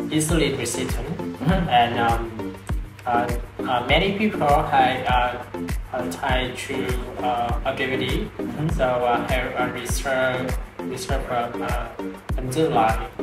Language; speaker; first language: English; non-native, learner; Vietnamese